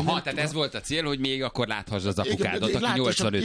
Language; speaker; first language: Hungarian; native; Hungarian